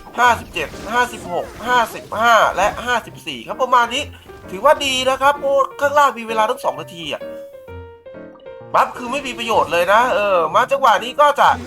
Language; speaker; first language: Thai; native; Thai